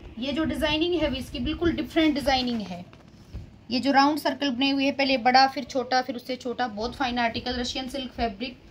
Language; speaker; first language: Hindi; native; Hindi